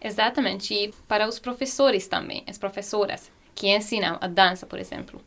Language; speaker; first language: Portuguese; non-native, fluent; Hungarian